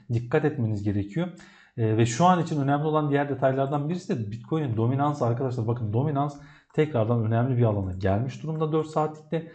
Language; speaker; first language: Turkish; native; Turkish